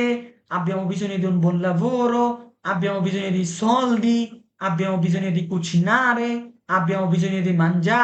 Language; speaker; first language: Italian; non-native, fluent; Bangla